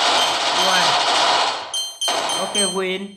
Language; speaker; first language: English; non-native, learner; Vietnamese